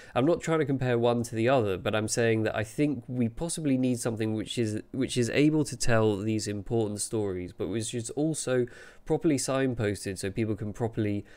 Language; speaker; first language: English; native; English